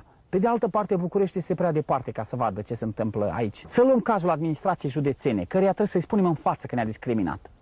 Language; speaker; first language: Romanian; native; Romanian